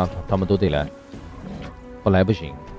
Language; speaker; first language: Chinese; native; Chinese